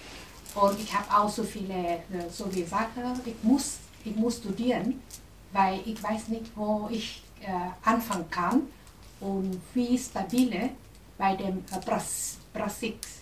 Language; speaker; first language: German; non-native, learner; Vietnamese